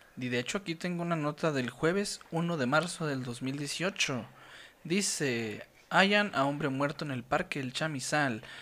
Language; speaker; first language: Spanish; native; Spanish